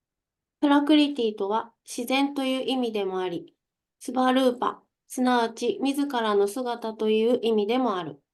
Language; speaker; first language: Japanese; native; Japanese